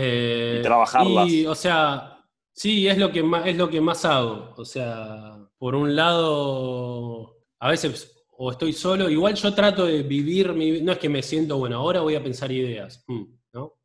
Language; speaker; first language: Spanish; native; Spanish